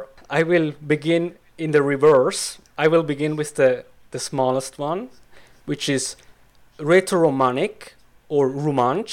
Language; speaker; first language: English; non-native, fluent; Swiss German